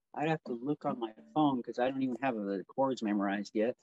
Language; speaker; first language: English; native; English